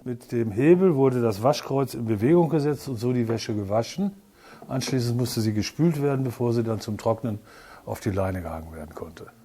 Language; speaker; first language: German; native; German